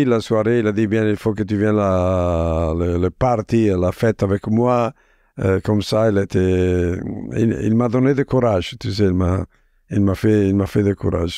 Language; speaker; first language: French; non-native, fluent; Italian